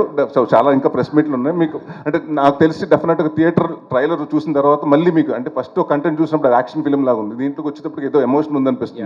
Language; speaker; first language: Telugu; native; Telugu